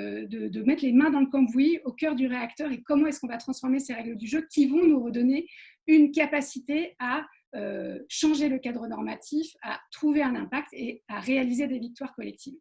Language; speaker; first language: French; native; French